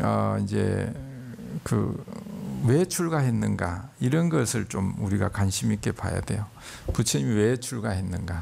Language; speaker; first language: Korean; native; Korean